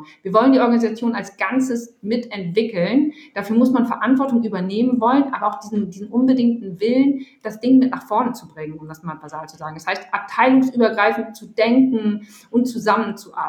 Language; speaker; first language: German; native; German